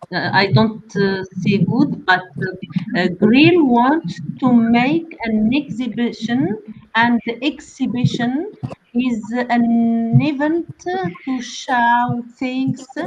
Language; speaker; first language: English; non-native, learner; Arabic